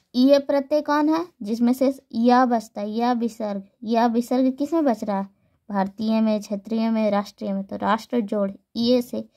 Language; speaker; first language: Hindi; native; Hindi